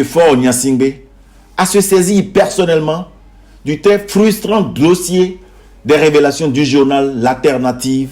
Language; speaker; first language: French; native; French